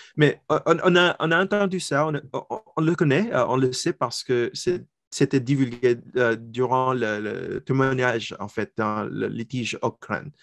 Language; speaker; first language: French; non-native, local second language; English